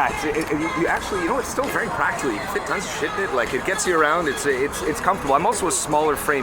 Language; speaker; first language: English; native; English